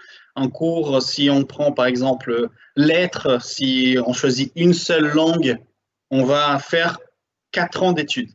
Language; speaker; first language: French; non-native, fluent; Portuguese